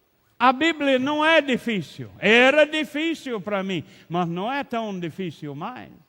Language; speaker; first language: Portuguese; non-native, learner; English